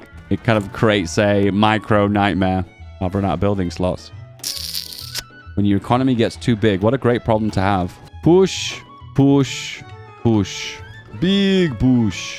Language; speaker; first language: English; native; English